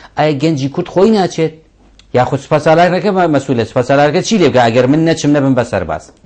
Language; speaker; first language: Central Kurdish; non-native, local second language; Kurdish